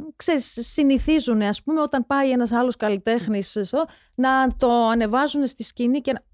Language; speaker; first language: Greek; non-native, fluent; Georgian